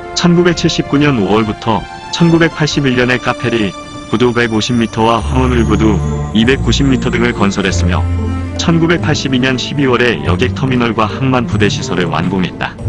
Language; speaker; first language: Korean; native; Korean